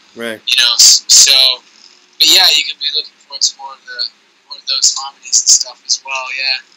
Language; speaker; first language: English; native; English